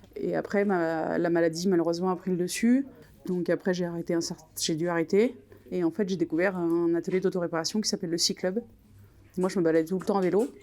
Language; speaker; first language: French; native; French